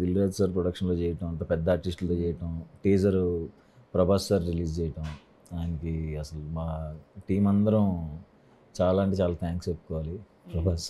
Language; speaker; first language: Telugu; native; Telugu